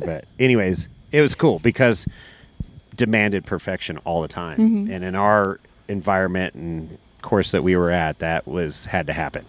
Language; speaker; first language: English; native; English